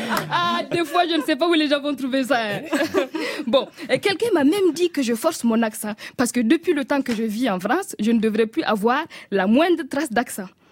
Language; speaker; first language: French; non-native, local second language; Mossi